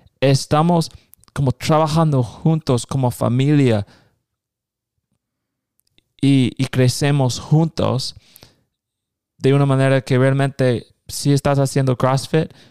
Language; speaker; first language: Spanish; non-native, fluent; English